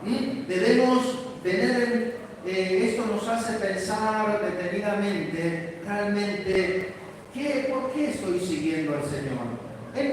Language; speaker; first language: Spanish; native; Spanish